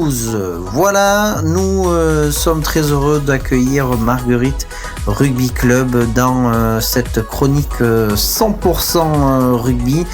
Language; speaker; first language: French; native; French